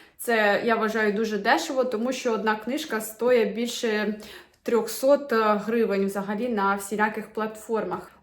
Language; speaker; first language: Ukrainian; native; Ukrainian